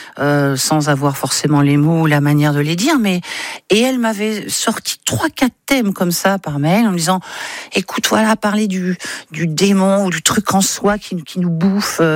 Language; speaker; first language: French; native; French